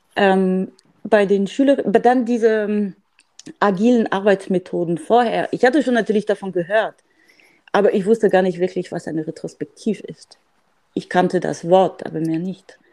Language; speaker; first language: German; non-native, fluent; French